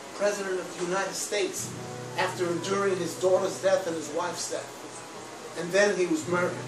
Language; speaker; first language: English; early bilingual, other home language; Spanish